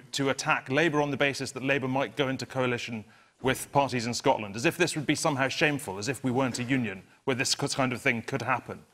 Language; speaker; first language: English; native; English